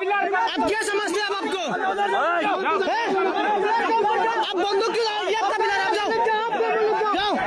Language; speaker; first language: Hindi; non-native, learner; Bangla